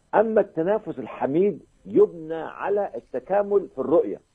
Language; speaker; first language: Arabic; native; Arabic